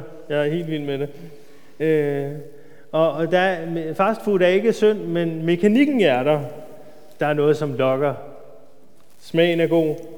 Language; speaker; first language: Danish; native; Danish